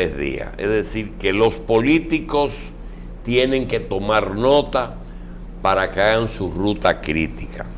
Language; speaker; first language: Spanish; native; Spanish